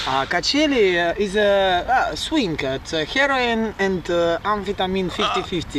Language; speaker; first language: English; non-native, learner; Russian